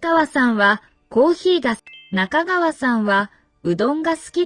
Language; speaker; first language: Japanese; non-native, learner; English